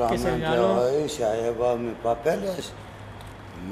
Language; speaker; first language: Spanish; non-native, learner; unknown